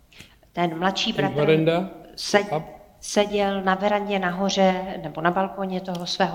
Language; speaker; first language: Czech; native; Czech